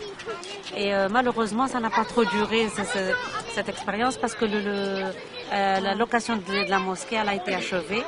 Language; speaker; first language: French; non-native, local second language; Arabic